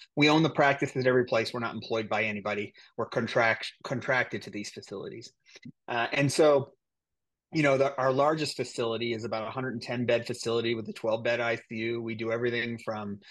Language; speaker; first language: English; native; English